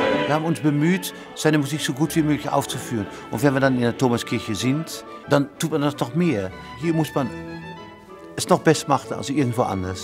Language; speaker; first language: German; non-native, fluent; Dutch